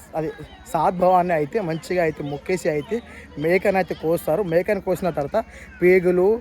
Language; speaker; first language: Telugu; non-native, local second language; Lambadi